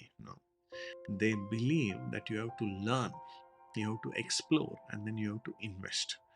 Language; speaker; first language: English; non-native, local second language; Hindi